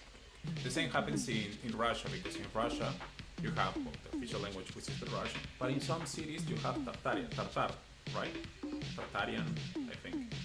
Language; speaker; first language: English; non-native, fluent; Spanish